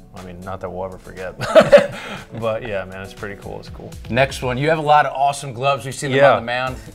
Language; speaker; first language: English; native; English